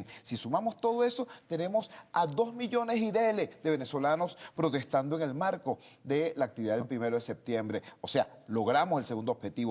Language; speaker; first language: Spanish; native; Spanish